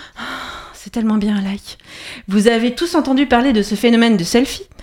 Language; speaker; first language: French; native; French